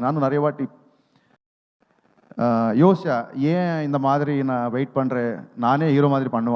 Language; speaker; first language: Tamil; non-native, local second language; Telugu